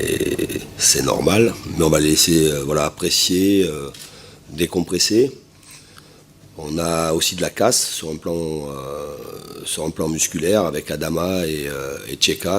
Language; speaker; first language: French; native; French